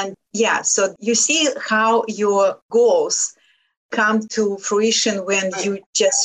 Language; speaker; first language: English; non-native, fluent; Lithuanian